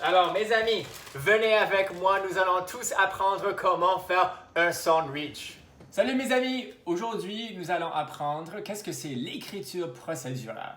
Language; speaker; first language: French; non-native, local second language; English